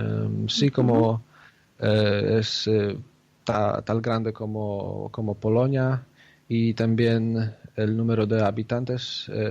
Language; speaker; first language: Spanish; non-native, fluent; Polish